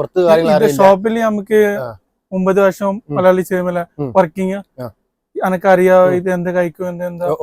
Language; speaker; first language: Malayalam; non-native, learner; Bangla